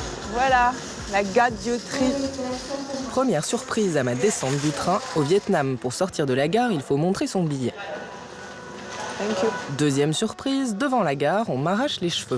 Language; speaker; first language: French; native; French